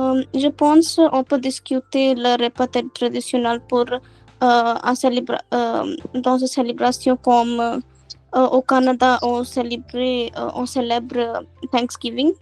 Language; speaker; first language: French; non-native, learner; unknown